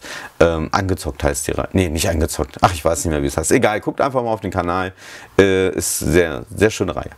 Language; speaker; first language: German; native; German